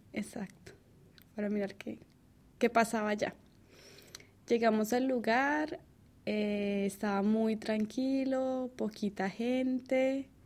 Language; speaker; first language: Spanish; native; Spanish